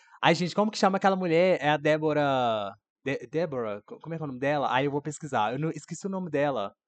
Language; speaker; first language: Portuguese; native; Portuguese